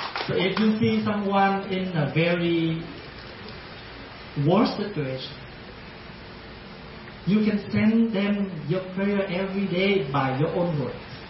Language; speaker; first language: English; early bilingual, other home language; Vietnamese